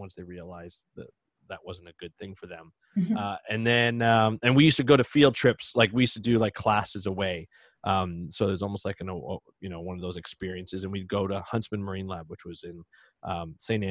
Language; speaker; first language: English; native; English